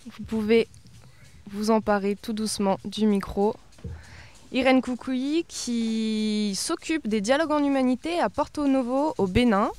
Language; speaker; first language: French; native; French